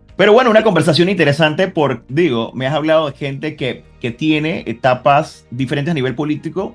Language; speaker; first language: Spanish; native; Spanish